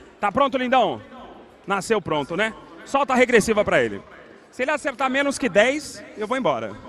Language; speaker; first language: Portuguese; native; Portuguese